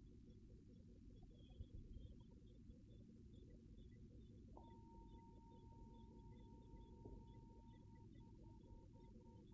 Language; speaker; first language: English; non-native, fluent; Japanese